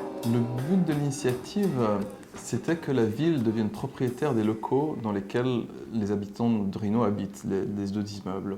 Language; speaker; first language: French; native; French